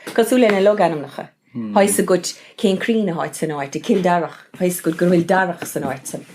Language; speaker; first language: Irish; non-native, local second language; English